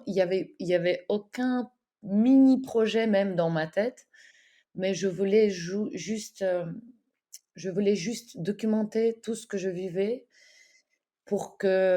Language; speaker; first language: French; non-native, fluent; Ukrainian